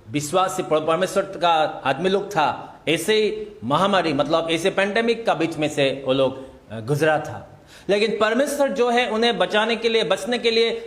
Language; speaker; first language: Hindi; non-native, local second language; Assamese